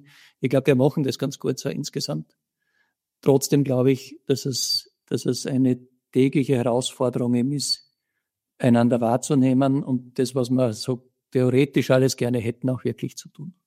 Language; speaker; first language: German; native; German